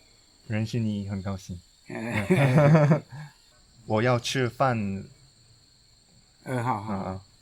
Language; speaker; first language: Chinese; non-native, learner; Korean